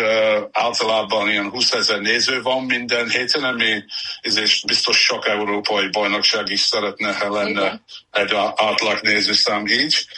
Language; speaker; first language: Hungarian; non-native, learner; English